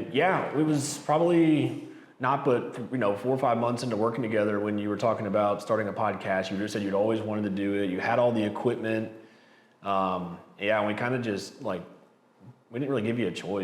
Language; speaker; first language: English; native; English